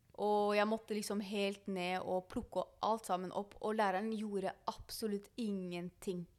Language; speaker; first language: Norwegian; native; Norwegian